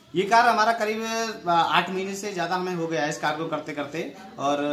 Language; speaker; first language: Hindi; native; Hindi